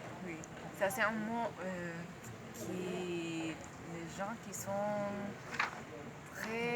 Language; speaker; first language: French; non-native, learner; Spanish